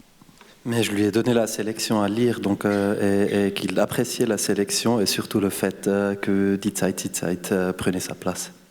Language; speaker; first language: French; non-native, fluent; German